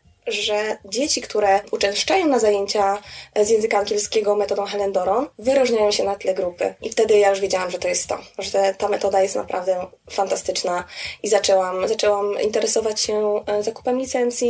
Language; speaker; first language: Polish; native; Polish